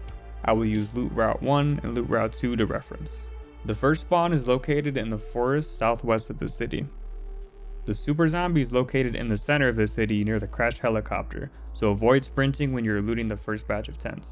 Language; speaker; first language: English; native; English